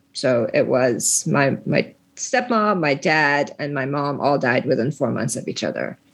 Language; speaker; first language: English; early bilingual, other home language; Persian